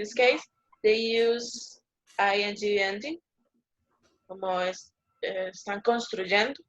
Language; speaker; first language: English; non-native, learner; Spanish